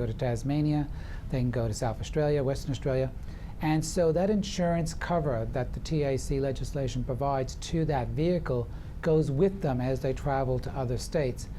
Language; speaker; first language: English; native; English